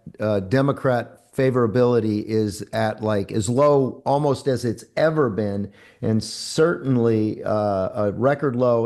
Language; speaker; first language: English; native; English